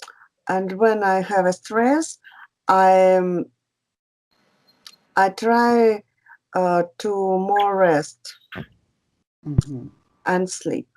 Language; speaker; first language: English; non-native, learner; Russian